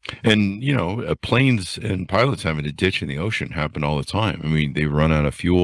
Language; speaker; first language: English; native; English